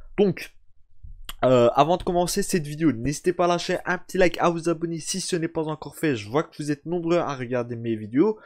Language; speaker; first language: French; early bilingual, other home language; Turkish